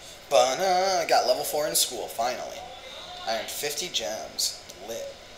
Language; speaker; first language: English; native; English